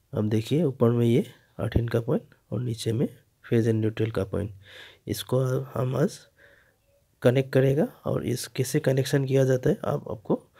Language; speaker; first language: Hindi; native; Hindi